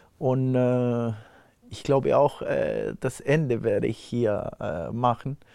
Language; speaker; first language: German; non-native, fluent; Spanish